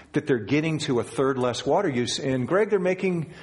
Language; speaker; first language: English; native; English